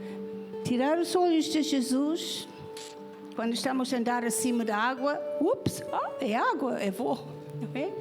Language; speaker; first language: Portuguese; non-native, fluent; English